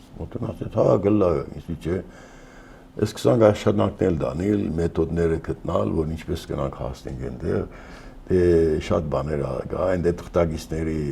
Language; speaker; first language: Armenian; early bilingual, heritage; Armenian